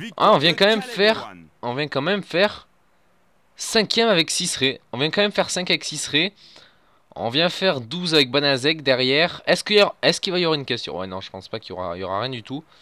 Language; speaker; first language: French; native; French